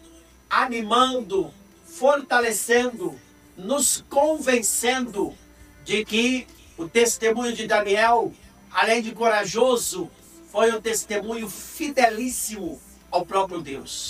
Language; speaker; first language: Portuguese; native; Portuguese